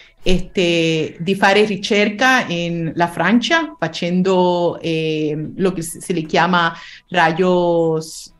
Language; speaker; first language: Italian; non-native, learner; Spanish